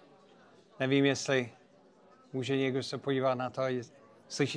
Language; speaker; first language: Czech; non-native, fluent; English